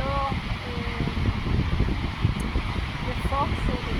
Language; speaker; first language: French; non-native, learner; Portuguese